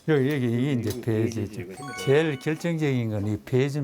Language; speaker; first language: Korean; native; Korean